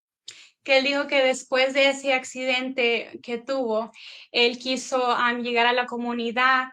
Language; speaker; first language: Spanish; early bilingual, heritage; Spanish